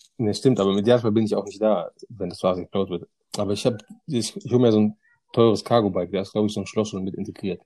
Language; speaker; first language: German; early bilingual, other home language; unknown